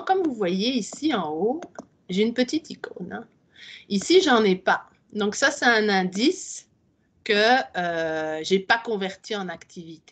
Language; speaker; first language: French; native; French